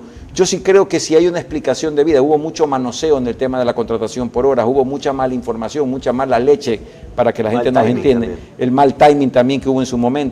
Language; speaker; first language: Spanish; native; Spanish